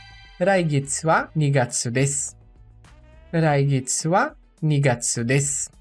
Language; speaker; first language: Japanese; non-native, learner; Portuguese